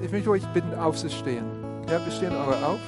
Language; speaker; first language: German; non-native, fluent; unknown